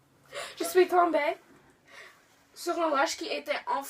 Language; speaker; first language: French; non-native, learner; English